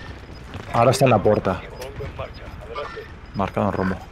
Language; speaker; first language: Spanish; native; Spanish